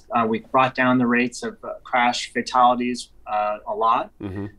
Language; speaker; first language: English; native; English